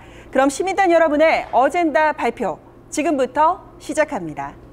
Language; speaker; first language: Korean; native; Korean